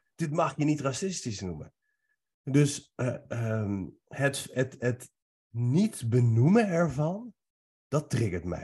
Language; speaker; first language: Dutch; early bilingual, other home language; Persian